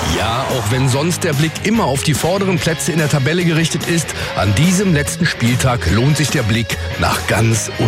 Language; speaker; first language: German; native; German